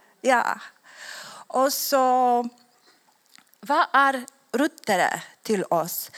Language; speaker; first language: Swedish; non-native, learner; Polish